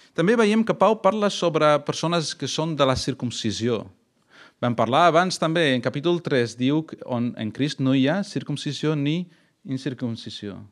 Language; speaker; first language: Catalan; non-native, fluent; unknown